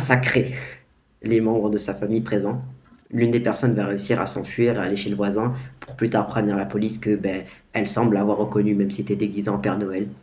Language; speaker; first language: French; native; French